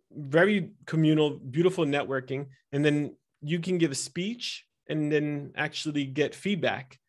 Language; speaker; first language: English; early bilingual, other home language; Italian